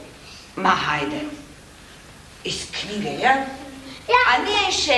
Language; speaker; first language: Serbian; native; Serbian